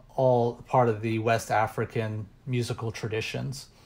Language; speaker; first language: English; native; English